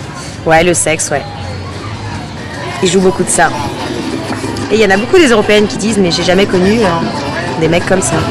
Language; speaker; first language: French; native; French